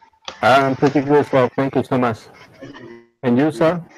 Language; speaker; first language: English; non-native, learner; Spanish